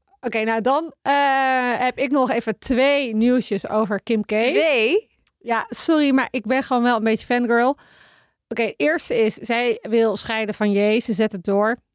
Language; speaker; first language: Dutch; native; Dutch